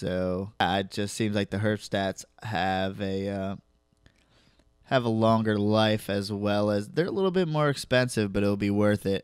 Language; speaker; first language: English; native; English